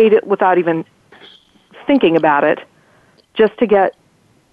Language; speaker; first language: English; native; English